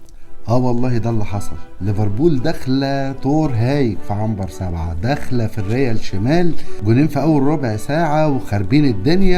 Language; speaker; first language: Arabic; native; Arabic